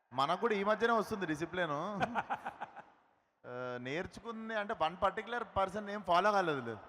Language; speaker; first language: Telugu; native; Telugu